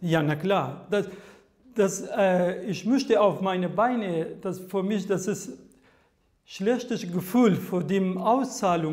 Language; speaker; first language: German; non-native, learner; Kurdish